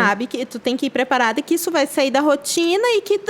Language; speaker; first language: Portuguese; native; Portuguese